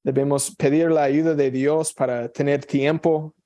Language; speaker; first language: Spanish; non-native, fluent; English